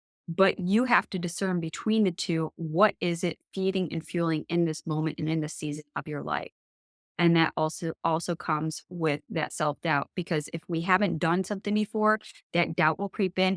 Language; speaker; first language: English; native; English